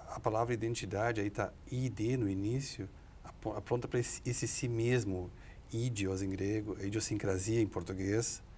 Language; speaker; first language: Portuguese; native; Portuguese